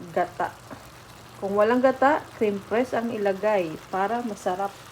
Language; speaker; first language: Filipino; non-native, local second language; Bikol